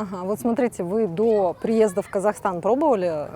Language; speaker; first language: Russian; native; Russian